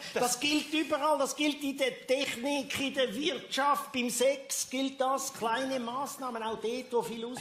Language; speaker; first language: German; native; German